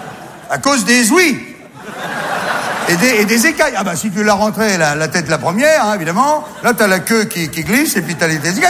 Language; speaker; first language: French; native; French